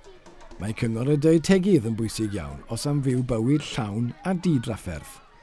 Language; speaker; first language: Welsh; native; Welsh